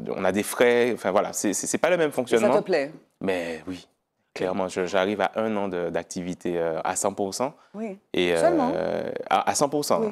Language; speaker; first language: French; native; French